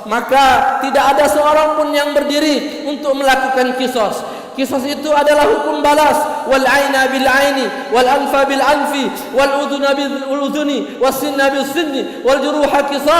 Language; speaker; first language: Indonesian; native; Indonesian